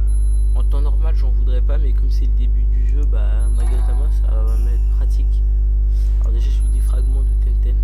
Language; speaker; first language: French; native; French